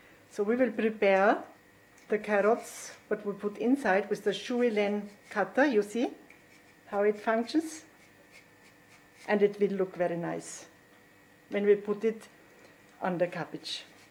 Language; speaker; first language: English; non-native, fluent; German